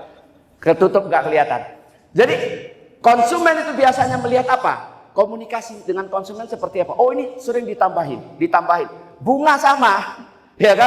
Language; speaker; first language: Indonesian; native; Indonesian